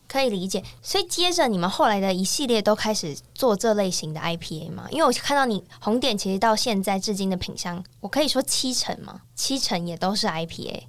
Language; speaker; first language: Chinese; native; Chinese